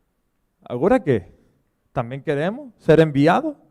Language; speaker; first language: Portuguese; non-native, learner; Spanish